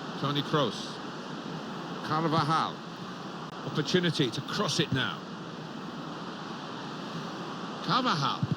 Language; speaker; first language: English; native; English